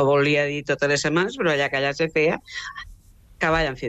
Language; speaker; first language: Catalan; native; Catalan